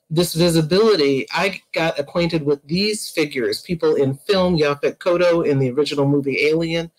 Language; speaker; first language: English; native; English